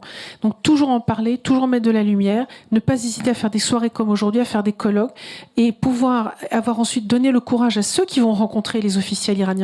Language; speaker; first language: French; native; French